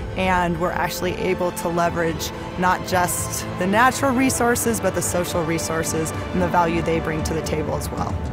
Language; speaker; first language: English; native; English